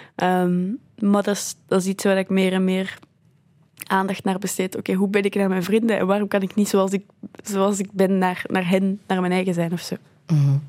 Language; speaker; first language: Dutch; native; Dutch